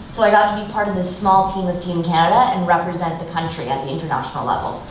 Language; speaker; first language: English; native; English